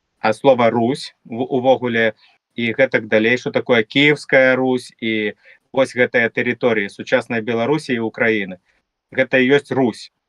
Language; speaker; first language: Belarusian; non-native, local second language; Russian